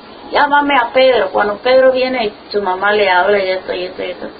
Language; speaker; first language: Spanish; non-native, local second language; English